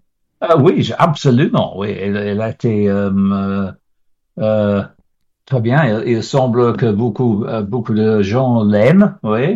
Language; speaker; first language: French; non-native, learner; English